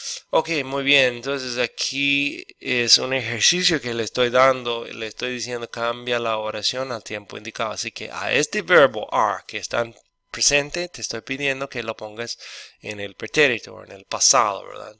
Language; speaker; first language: Spanish; non-native, fluent; English